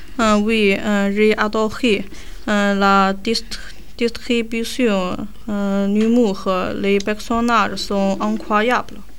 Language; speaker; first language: French; non-native, learner; Chinese